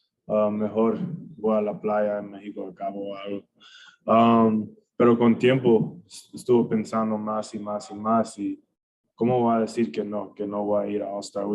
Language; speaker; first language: Spanish; early bilingual, heritage; English